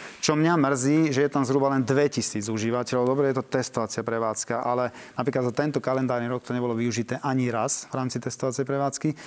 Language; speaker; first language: Slovak; native; Slovak